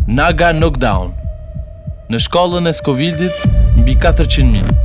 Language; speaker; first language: Albanian; native; Albanian